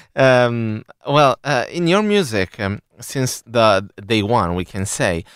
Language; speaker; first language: Italian; native; Italian